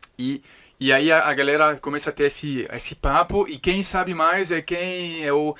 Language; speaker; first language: Portuguese; non-native, fluent; French